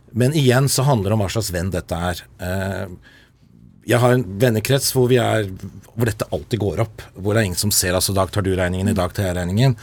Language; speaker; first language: Norwegian; native; Norwegian